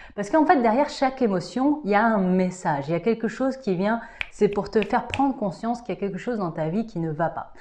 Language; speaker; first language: French; native; French